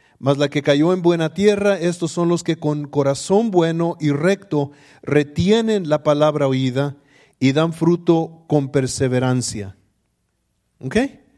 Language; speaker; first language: Spanish; early bilingual, heritage; English